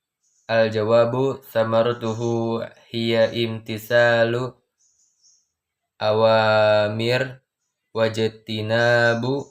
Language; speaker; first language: Arabic; non-native, learner; Indonesian